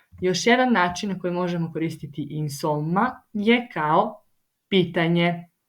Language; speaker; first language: Bosnian; early bilingual, heritage; Italian